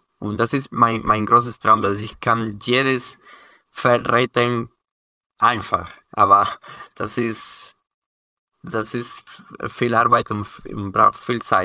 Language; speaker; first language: German; non-native, learner; Spanish